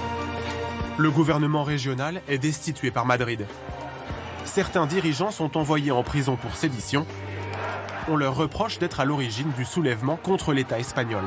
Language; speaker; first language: French; native; French